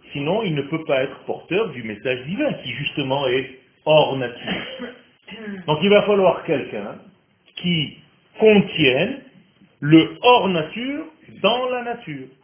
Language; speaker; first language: French; non-native, fluent; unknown